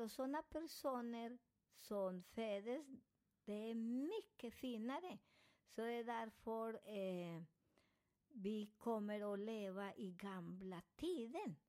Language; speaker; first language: Swedish; non-native, fluent; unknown